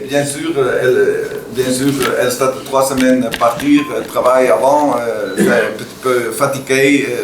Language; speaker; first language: French; non-native, learner; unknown